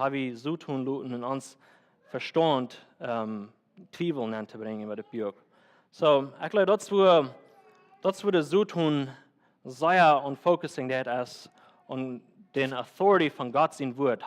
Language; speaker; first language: German; non-native, learner; Plautdietsch